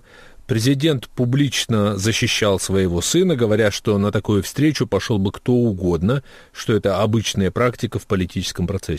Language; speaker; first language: Russian; native; Russian